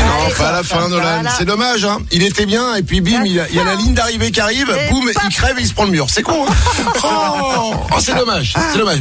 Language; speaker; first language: French; native; French